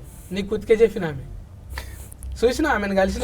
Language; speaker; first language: Telugu; native; Telugu